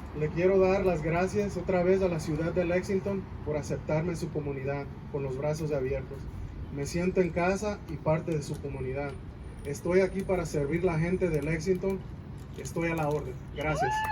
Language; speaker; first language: Spanish; early bilingual, heritage; Spanish